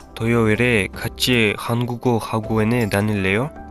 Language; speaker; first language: Korean; non-native, fluent; Kyrgyz